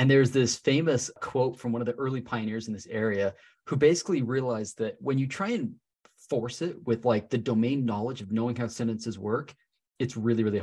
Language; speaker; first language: English; native; English